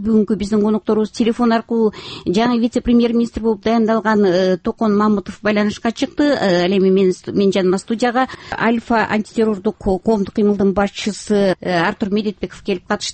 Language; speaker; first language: Kyrgyz; native; Kyrgyz